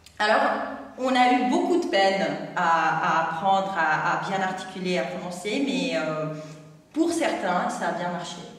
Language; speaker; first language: French; non-native, fluent; Russian